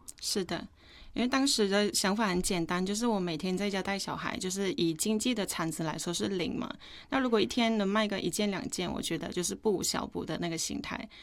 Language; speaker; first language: Chinese; non-native, fluent; Thai